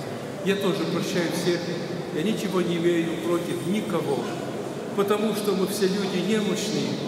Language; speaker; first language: Russian; non-native, local second language; Ukrainian